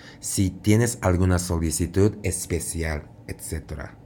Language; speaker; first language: Spanish; non-native, fluent; Japanese